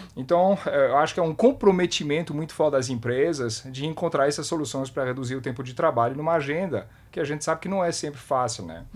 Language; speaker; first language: Portuguese; non-native, fluent; French